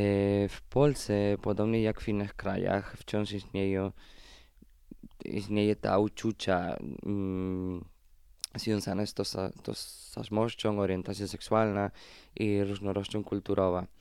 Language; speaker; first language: Polish; non-native, fluent; Spanish